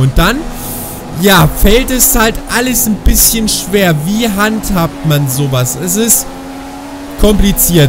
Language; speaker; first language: German; native; German